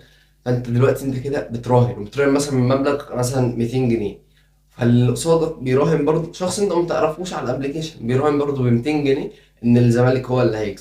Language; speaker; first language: Arabic; native; Arabic